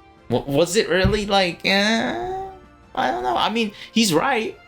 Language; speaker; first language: English; native; English